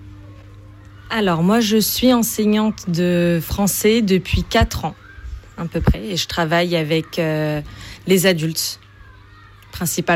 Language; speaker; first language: French; native; French